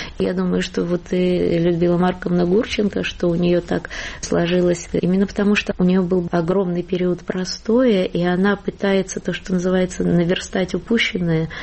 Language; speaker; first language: Russian; native; Russian